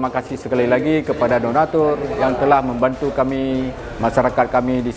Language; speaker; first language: Indonesian; non-native, local second language; Achinese